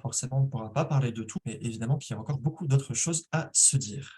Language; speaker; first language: French; native; French